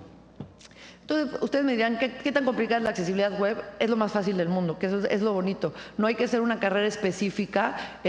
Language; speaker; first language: Spanish; native; Spanish